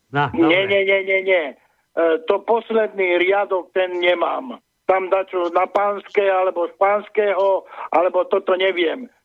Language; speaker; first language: Slovak; non-native, local second language; Rusyn